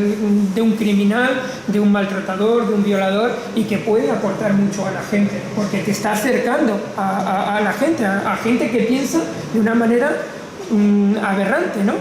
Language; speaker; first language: Spanish; native; Spanish